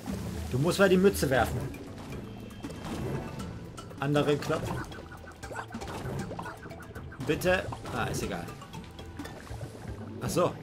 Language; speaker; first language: German; native; German